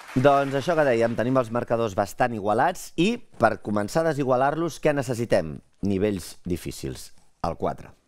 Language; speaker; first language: Catalan; native; Catalan